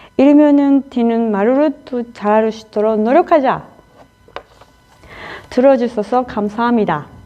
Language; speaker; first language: Korean; non-native, learner; Japanese